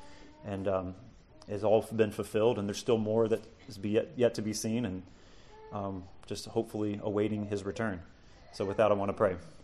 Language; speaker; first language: English; native; English